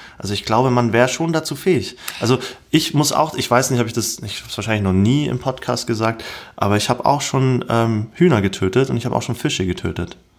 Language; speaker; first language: German; native; German